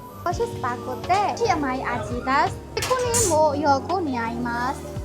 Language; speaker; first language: Japanese; non-native, learner; Burmese